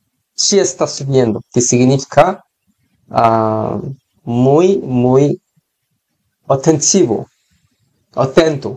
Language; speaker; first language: Spanish; non-native, learner; Korean